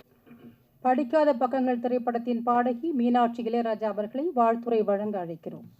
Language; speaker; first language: Tamil; native; Tamil